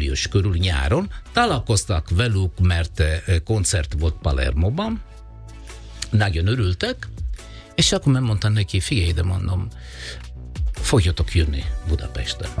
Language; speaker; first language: Hungarian; non-native, fluent; Italian